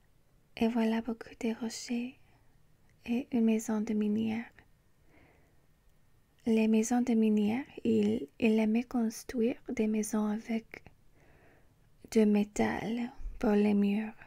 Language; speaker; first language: French; non-native, learner; English